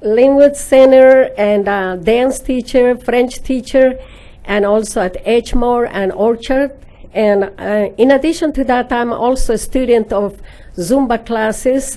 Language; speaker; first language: English; non-native, fluent; Spanish